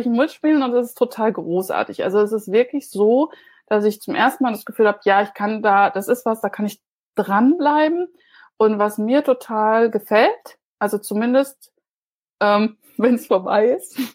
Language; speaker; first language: German; native; German